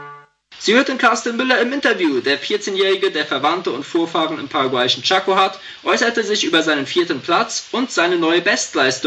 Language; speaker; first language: German; native; German